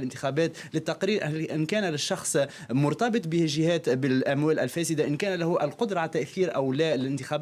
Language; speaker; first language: Arabic; native; Arabic